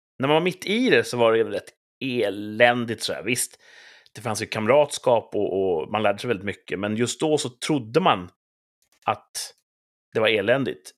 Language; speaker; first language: Swedish; native; Swedish